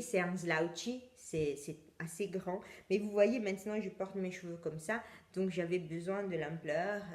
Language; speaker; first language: French; non-native, fluent; Italian